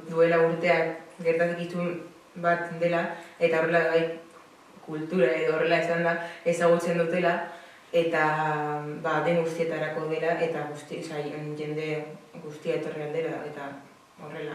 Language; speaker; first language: Basque; non-native, local second language; Spanish